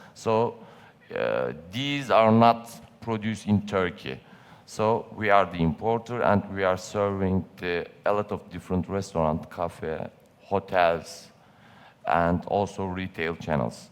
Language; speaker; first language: English; non-native, learner; Turkish